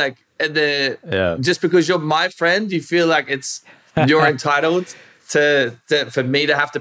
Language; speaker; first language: English; native; English